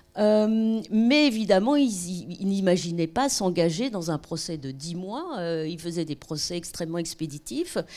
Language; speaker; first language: French; native; French